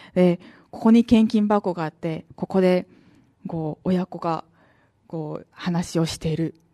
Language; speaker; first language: Japanese; non-native, fluent; Korean